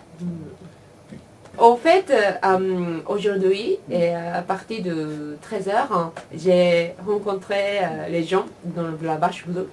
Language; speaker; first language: French; non-native, learner; Japanese